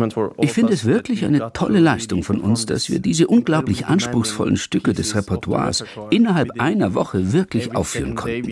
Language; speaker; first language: German; non-native, fluent; Turkish